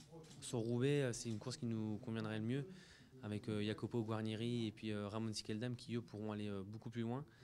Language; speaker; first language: French; native; French